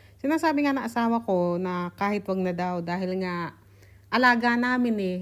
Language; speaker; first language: Filipino; native; Filipino